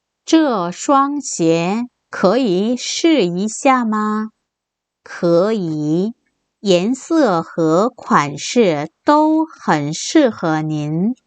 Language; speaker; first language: Chinese; non-native, fluent; Korean